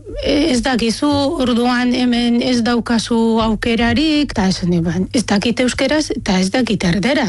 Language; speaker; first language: Basque; non-native, fluent; Arabic